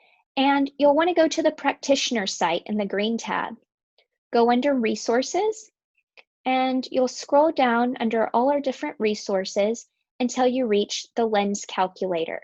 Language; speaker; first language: English; native; English